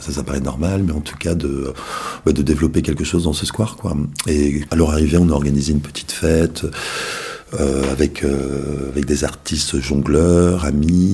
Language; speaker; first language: French; native; French